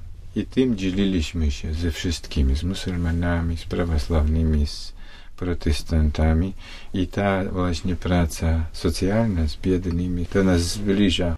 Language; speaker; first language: Polish; non-native, fluent; Russian